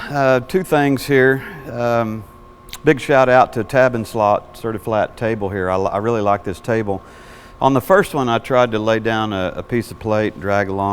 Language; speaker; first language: English; native; English